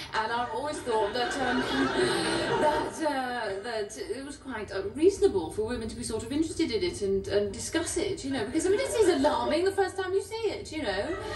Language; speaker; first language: English; native; English